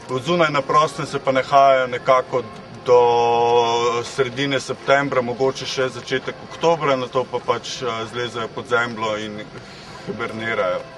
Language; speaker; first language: Slovenian; native; Slovenian